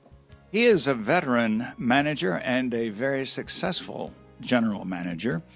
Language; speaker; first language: English; native; English